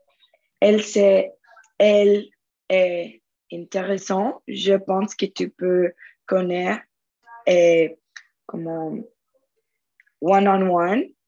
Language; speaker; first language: French; non-native, learner; Spanish